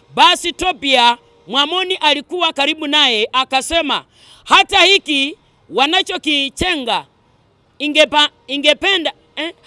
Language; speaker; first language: Swahili; non-native, local second language; Luyia